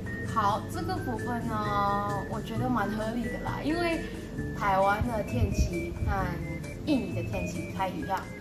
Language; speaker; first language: Chinese; non-native, fluent; Indonesian